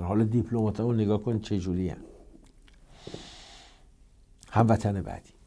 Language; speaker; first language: Persian; native; Persian